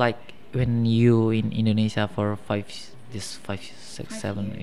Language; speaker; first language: English; non-native, fluent; Indonesian